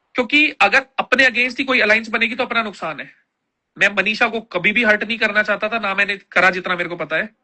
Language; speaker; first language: Hindi; native; Hindi